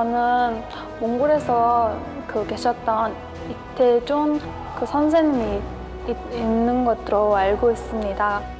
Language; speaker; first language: Korean; non-native, fluent; Mongolian